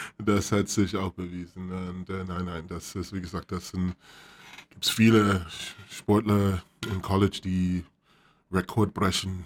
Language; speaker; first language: German; non-native, fluent; English